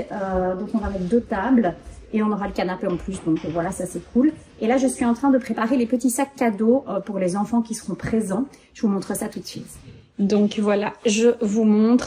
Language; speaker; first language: French; native; French